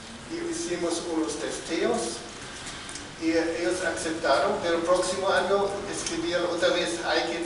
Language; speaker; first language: Spanish; non-native, fluent; German